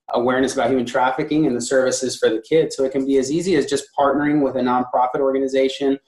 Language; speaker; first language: English; native; English